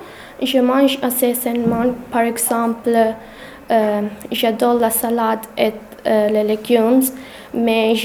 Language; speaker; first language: French; non-native, learner; English